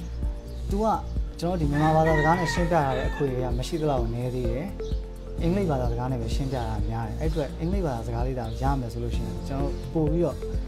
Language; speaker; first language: Burmese; native; Burmese